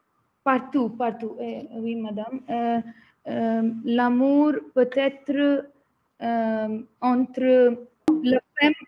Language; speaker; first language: French; non-native, learner; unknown